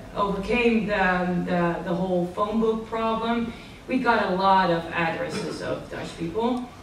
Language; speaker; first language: English; non-native, fluent; Dutch